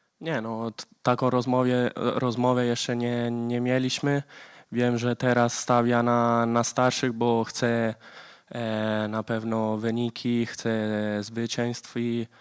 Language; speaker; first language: Polish; early bilingual, heritage; Polish